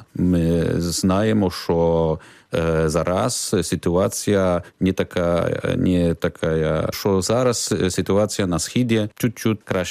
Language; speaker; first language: Ukrainian; non-native, learner; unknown